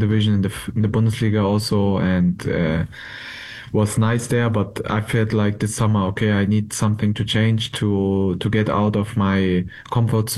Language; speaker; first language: English; non-native, fluent; German